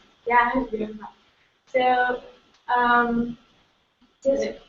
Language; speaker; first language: English; non-native, learner; Indonesian